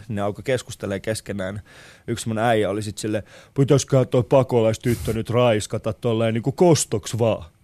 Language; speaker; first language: Finnish; early bilingual, other home language; Persian